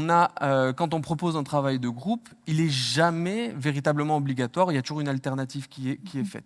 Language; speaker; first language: French; native; French